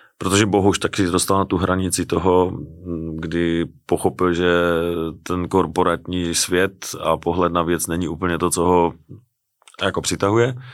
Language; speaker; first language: Czech; native; Czech